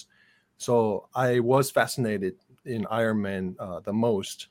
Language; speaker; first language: English; non-native, fluent; Korean